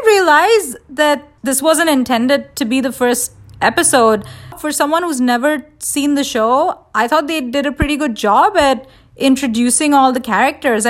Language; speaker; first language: English; non-native, local second language; Hindi